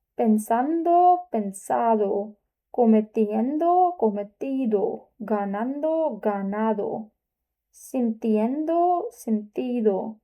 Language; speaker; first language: Spanish; non-native, learner; English